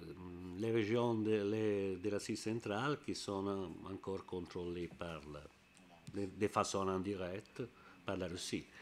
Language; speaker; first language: French; non-native, learner; Italian